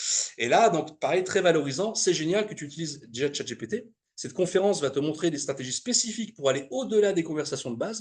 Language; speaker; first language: French; native; French